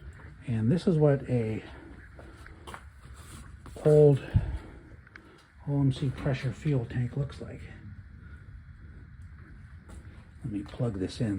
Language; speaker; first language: English; native; English